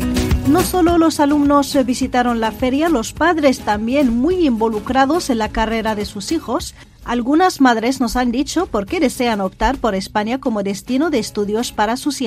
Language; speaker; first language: Spanish; non-native, fluent; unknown